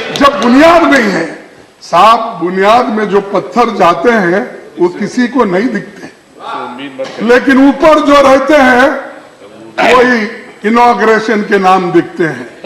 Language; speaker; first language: Hindi; non-native, local second language; Kannada